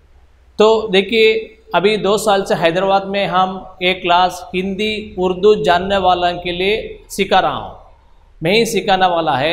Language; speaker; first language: Hindi; non-native, local second language; Malayalam